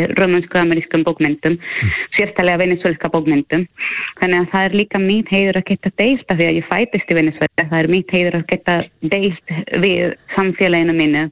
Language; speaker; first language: Icelandic; non-native, learner; Spanish